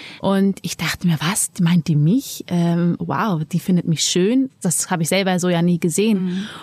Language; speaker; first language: German; early bilingual, other home language; Amharic